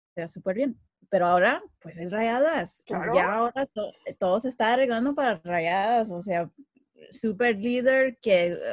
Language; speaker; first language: Spanish; early bilingual, heritage; Spanish